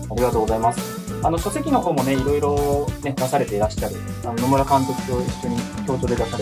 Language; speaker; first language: Japanese; native; Japanese